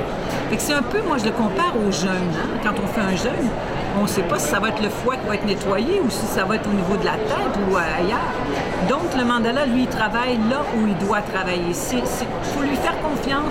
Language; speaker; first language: French; native; French